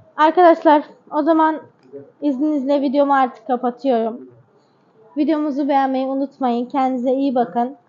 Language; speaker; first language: Turkish; native; Turkish